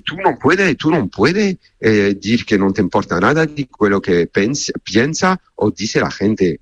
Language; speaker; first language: Spanish; non-native, learner; French